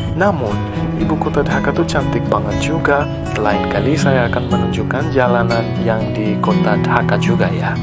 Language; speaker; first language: Indonesian; non-native, fluent; Bangla